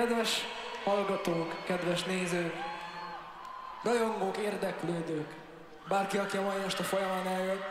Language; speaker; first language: Hungarian; native; Hungarian